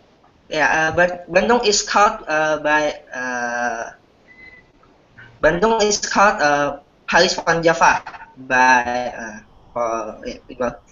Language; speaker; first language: English; non-native, learner; Indonesian